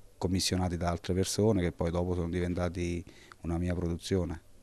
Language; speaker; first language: Italian; native; Italian